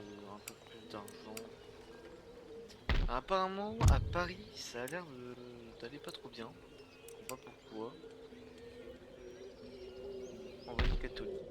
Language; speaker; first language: French; native; French